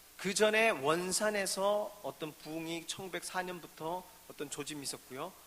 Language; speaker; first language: Korean; native; Korean